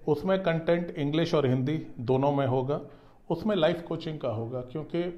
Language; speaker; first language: Hindi; native; Hindi